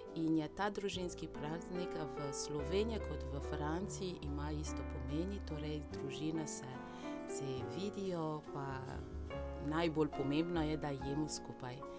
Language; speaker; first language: Slovenian; non-native, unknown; French